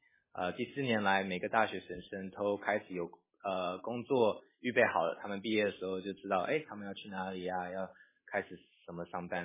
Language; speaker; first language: Chinese; early bilingual, heritage; English